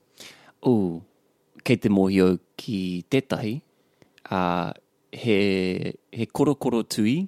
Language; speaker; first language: Māori; non-native, learner; English